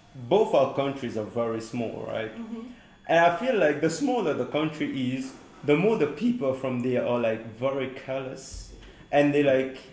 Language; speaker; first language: English; non-native, fluent; Morisyen